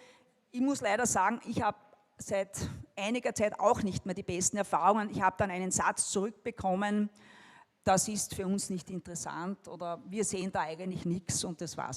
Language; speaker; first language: German; native; German